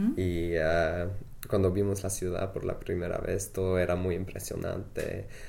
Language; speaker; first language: Spanish; non-native, fluent; English